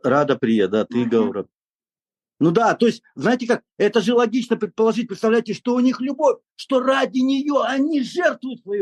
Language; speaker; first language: Russian; native; Russian